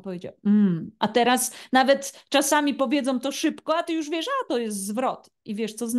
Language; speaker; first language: Polish; native; Polish